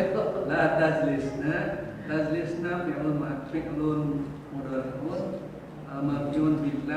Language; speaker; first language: Arabic; non-native, learner; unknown